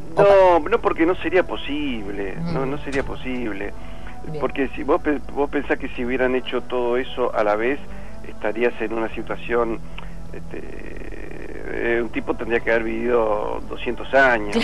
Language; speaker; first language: Spanish; native; Spanish